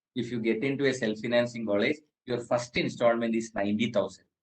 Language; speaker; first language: English; non-native, local second language; Malayalam